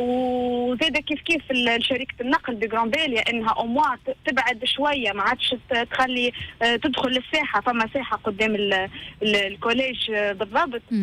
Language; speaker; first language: Arabic; native; Arabic